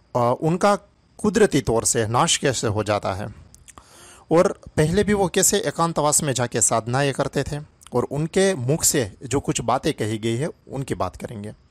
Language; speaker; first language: Hindi; non-native, local second language; Gujarati